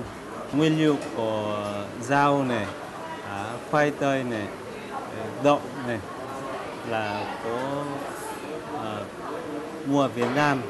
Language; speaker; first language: Vietnamese; non-native, fluent; Korean